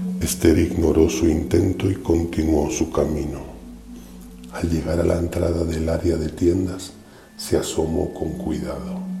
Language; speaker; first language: Spanish; native; Spanish